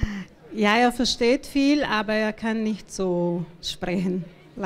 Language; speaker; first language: German; non-native, fluent; Portuguese